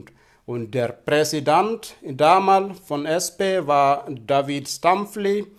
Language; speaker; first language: German; non-native, fluent; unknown